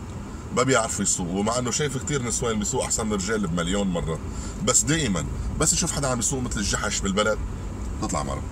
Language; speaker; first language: Arabic; native; Arabic